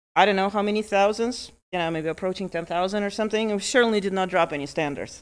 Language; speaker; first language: English; early bilingual, other home language; Russian